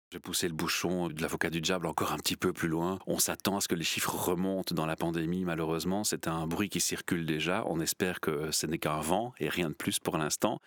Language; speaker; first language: French; native; French